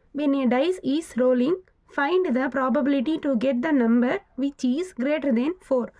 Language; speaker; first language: English; non-native, local second language; Tamil